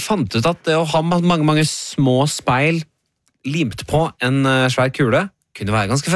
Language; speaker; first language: Norwegian; native; Norwegian